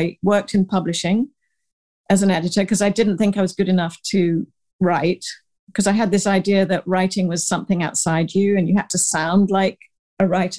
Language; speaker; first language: English; native; English